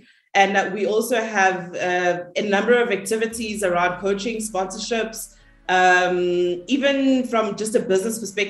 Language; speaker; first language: English; non-native, local second language; Zulu